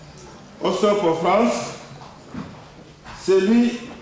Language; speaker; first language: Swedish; non-native, learner; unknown